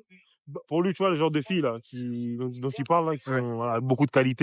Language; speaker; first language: French; native; French